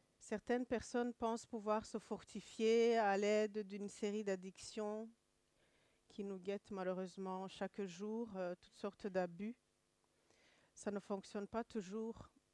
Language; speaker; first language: French; non-native, local second language; Kinyarwanda